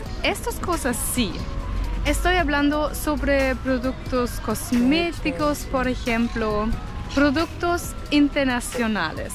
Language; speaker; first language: Spanish; non-native, fluent; German